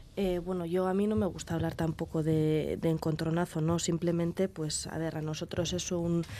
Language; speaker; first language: Spanish; non-native, local second language; Basque